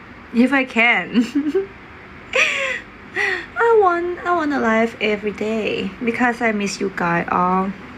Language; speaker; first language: English; non-native, learner; Thai